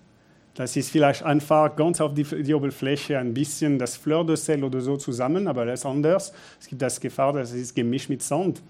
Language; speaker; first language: German; non-native, fluent; French